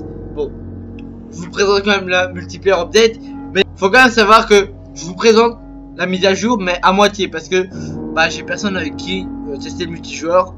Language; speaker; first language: French; native; French